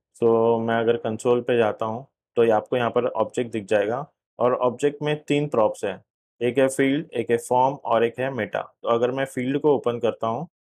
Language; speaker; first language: Hindi; native; Hindi